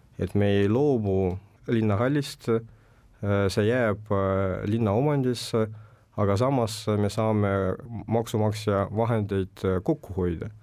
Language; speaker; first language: Estonian; non-native, local second language; Russian